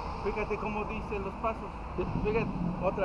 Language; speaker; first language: Spanish; native; Spanish